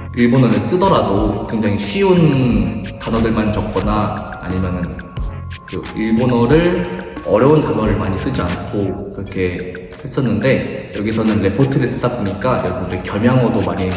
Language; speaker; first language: Korean; native; Korean